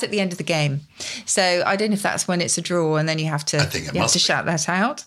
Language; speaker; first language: English; native; English